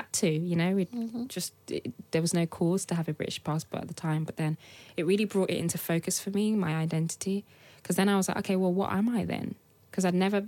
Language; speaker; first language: English; native; English